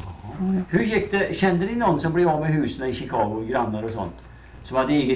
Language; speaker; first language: Swedish; native; Swedish